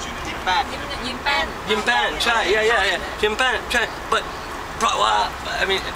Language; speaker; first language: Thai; non-native, learner; English